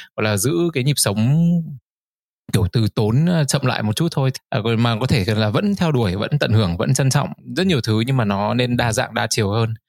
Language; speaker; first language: Vietnamese; native; Vietnamese